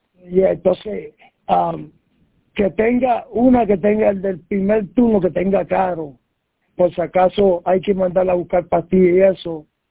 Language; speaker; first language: Spanish; native; Spanish